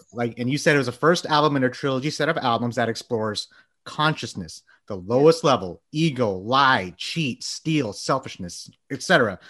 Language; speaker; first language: English; early bilingual, other home language; Bangla